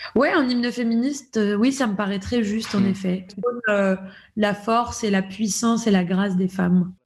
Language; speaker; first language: French; native; French